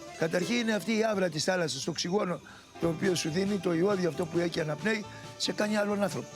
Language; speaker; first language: Greek; native; Greek